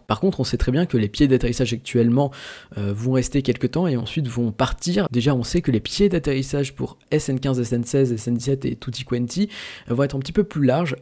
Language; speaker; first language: French; native; French